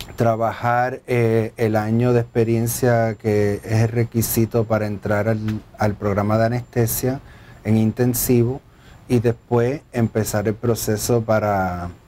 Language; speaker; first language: Spanish; early bilingual, heritage; Spanish